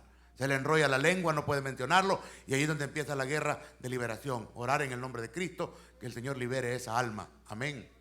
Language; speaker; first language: Spanish; native; Spanish